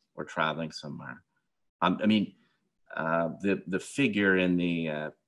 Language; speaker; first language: English; native; English